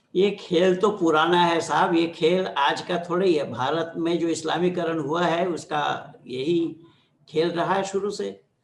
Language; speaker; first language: Hindi; non-native, local second language; Bangla